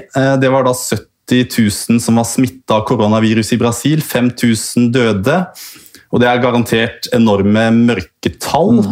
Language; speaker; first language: Norwegian; native; Norwegian